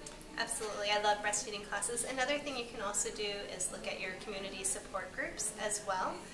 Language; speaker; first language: English; native; English